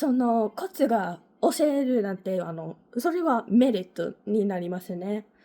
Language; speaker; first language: Japanese; non-native, learner; English